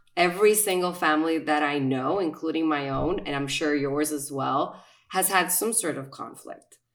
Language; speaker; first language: English; non-native, fluent; Spanish